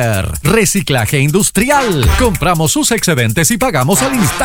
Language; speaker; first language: Spanish; native; Spanish